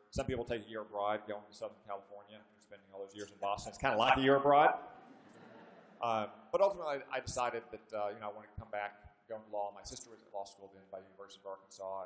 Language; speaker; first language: English; native; English